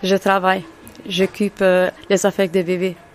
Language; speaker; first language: French; non-native, learner; Albanian